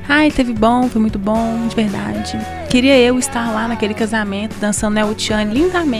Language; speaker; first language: Portuguese; native; Portuguese